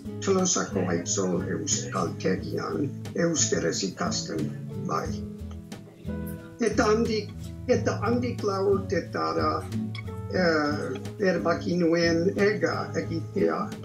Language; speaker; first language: Basque; non-native, fluent; English